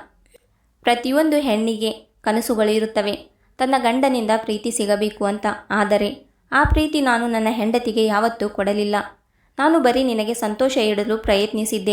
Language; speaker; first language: Kannada; native; Kannada